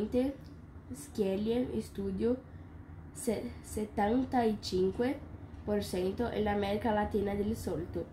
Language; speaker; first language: Italian; non-native, learner; Portuguese